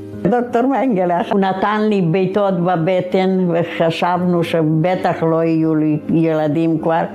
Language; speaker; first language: Hebrew; non-native, fluent; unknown